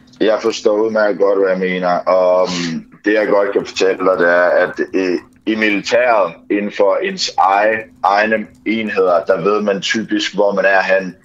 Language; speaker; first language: Danish; early bilingual, other home language; Ukrainian